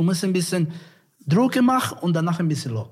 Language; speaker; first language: German; non-native, learner; Portuguese